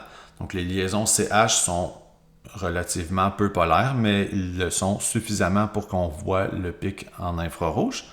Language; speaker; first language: French; native; French